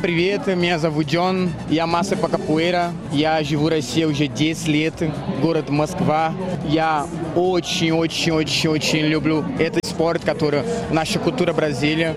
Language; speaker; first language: Russian; non-native, learner; Portuguese